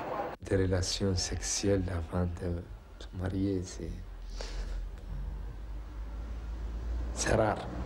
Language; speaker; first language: French; non-native, learner; Arabic